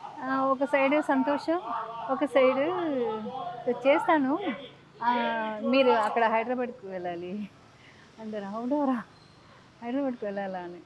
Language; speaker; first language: Telugu; non-native, local second language; Tamil